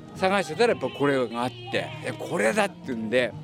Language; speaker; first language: Japanese; native; Japanese